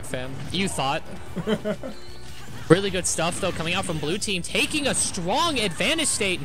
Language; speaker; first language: English; native; English